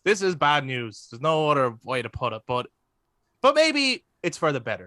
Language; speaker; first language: English; native; English